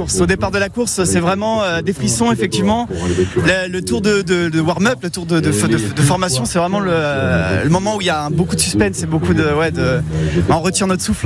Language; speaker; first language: French; native; French